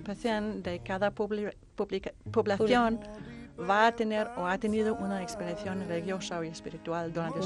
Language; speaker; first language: Spanish; non-native, fluent; Danish